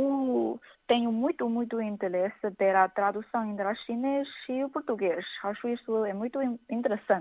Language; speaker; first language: Portuguese; non-native, fluent; Chinese